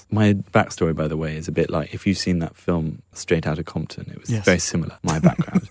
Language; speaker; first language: English; native; English